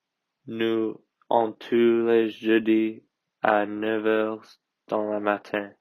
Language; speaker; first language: French; non-native, learner; English